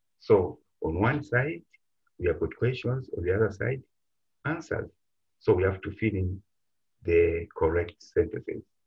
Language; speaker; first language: English; non-native, local second language; Bemba